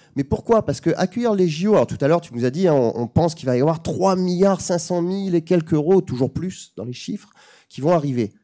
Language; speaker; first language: French; native; French